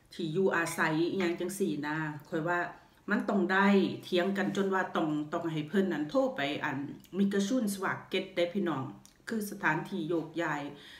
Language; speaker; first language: Thai; native; Thai